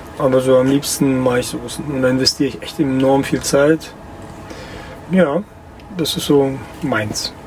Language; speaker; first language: German; early bilingual, other home language; Russian